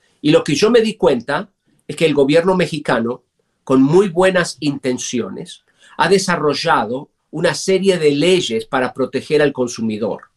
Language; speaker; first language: Spanish; native; Spanish